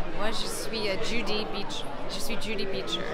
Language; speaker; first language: French; non-native, fluent; English